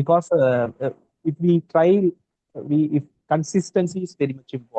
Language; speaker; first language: English; non-native, learner; Tamil